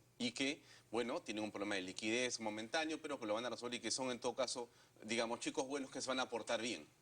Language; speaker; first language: Spanish; native; Spanish